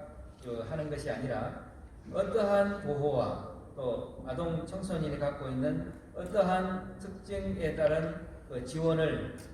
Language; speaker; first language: Korean; native; Korean